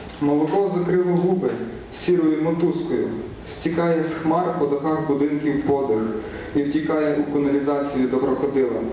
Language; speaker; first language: Ukrainian; native; Ukrainian